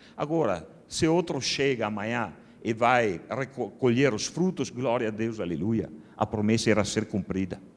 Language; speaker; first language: Portuguese; non-native, fluent; Italian